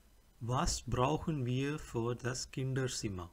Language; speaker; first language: German; non-native, fluent; English